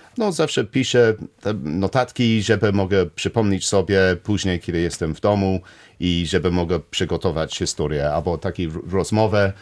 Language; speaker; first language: Polish; non-native, learner; English